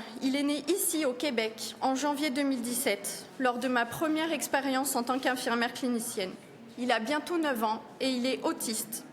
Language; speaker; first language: French; native; French